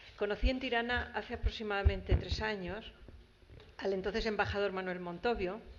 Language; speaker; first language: Spanish; native; Spanish